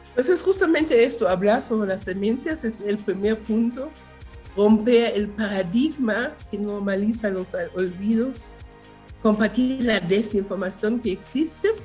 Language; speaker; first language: Spanish; non-native, fluent; German